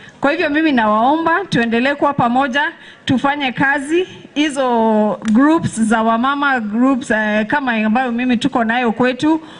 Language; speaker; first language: Swahili; non-native, local second language; Masai